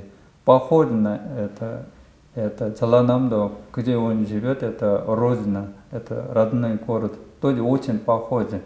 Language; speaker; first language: Russian; non-native, learner; Korean